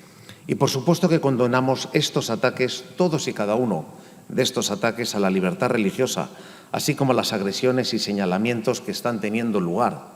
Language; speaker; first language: Spanish; native; Spanish